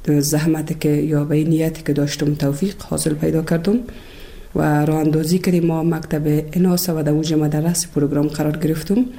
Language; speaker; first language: Persian; native; Persian